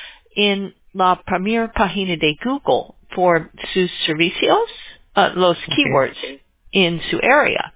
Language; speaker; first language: Spanish; non-native, learner; English